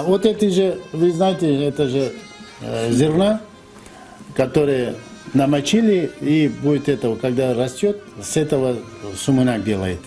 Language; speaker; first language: Russian; non-native, fluent; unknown